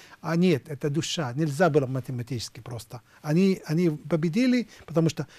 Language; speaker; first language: Russian; non-native, fluent; Arabic